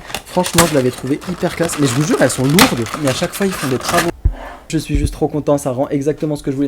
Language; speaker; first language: French; native; French